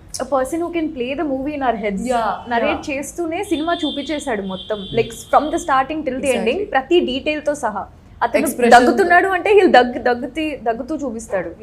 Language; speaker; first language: Telugu; native; Telugu